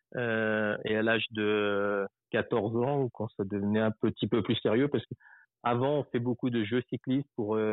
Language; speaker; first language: French; native; French